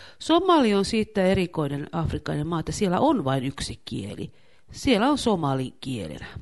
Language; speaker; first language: Finnish; native; Finnish